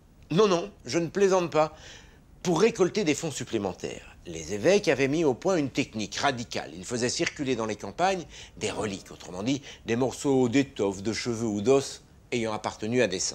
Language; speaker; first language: French; native; French